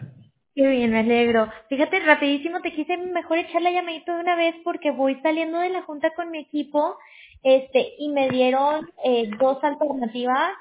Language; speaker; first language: Spanish; native; Spanish